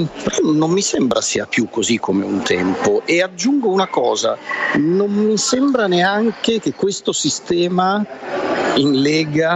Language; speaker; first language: Italian; native; Italian